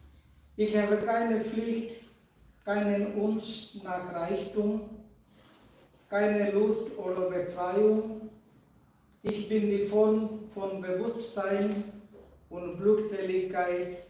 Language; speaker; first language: German; non-native, fluent; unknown